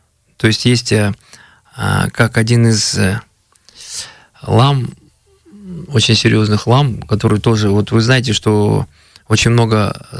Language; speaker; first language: Russian; native; Russian